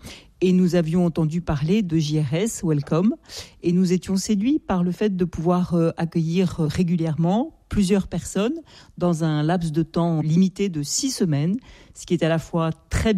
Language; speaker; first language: French; native; French